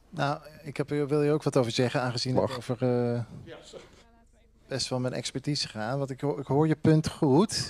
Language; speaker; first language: Dutch; native; Dutch